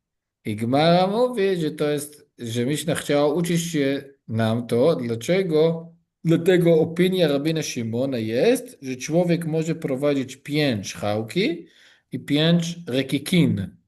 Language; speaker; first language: Polish; non-native, learner; Hebrew